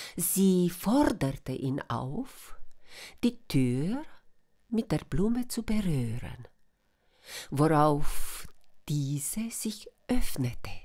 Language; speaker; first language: German; non-native, fluent; Romanian